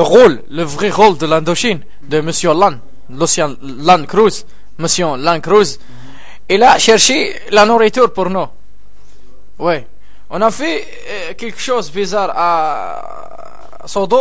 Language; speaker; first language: French; non-native, local second language; Arabic